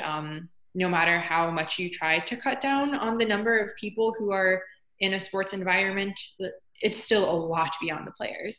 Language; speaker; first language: English; native; English